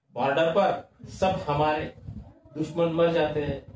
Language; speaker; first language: Hindi; non-native, local second language; Marathi